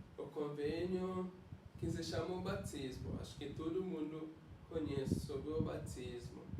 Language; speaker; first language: Portuguese; non-native, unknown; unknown